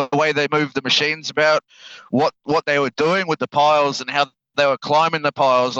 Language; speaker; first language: English; native; English